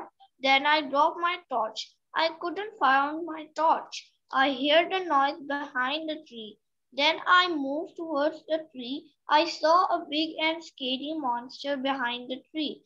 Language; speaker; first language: English; non-native, learner; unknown